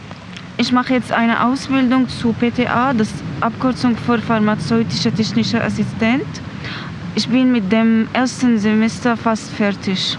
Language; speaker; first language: German; non-native, learner; Arabic